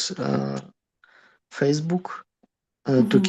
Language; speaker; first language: English; non-native, learner; Russian